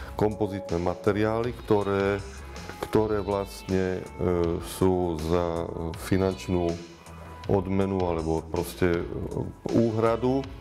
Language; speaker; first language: Slovak; native; Slovak